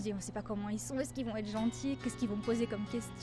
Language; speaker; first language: French; native; French